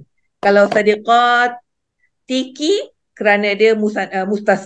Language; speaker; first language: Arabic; non-native, learner; Malay